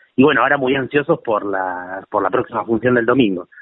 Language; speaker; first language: Spanish; native; Spanish